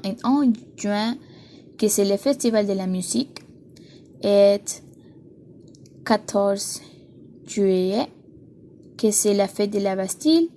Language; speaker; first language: French; non-native, learner; Spanish